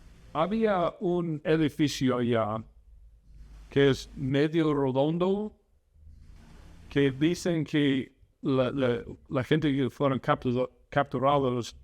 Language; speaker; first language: Spanish; non-native, fluent; English